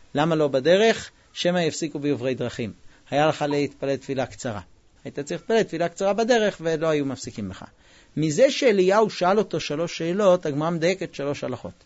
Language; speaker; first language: Hebrew; non-native, fluent; English